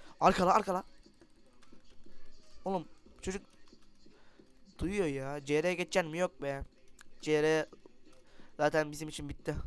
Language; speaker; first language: Turkish; native; Turkish